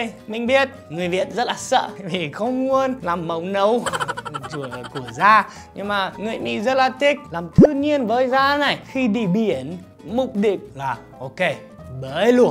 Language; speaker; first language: Vietnamese; non-native, fluent; English